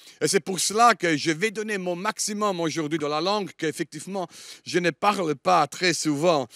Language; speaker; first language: French; non-native, fluent; Italian